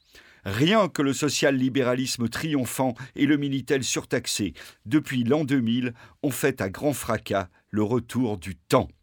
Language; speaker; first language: French; native; French